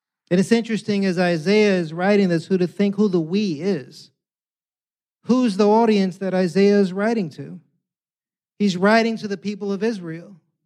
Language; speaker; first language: English; early bilingual, other home language; Spanish